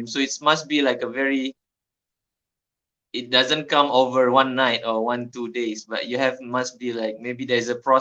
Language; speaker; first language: English; non-native, fluent; Malay